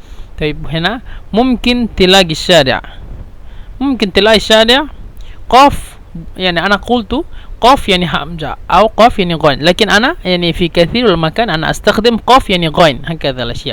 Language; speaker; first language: Arabic; non-native, fluent; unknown